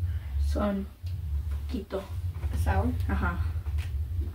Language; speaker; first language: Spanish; early bilingual, heritage; Spanish